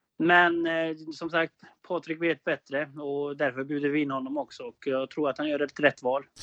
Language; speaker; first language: Swedish; native; Swedish